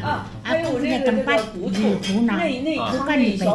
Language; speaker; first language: Indonesian; non-native, local second language; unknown